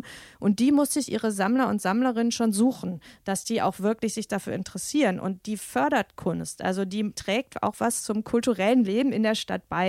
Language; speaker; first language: German; native; German